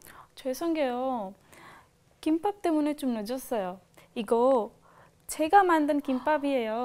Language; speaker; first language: Korean; non-native, fluent; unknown